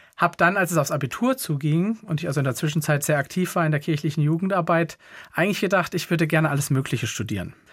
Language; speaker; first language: German; native; German